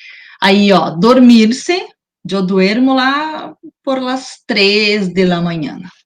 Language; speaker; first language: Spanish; non-native, learner; Portuguese